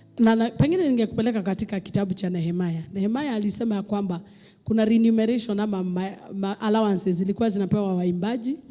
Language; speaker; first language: Swahili; non-native, local second language; Kikuyu